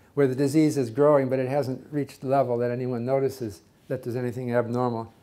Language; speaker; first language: English; native; English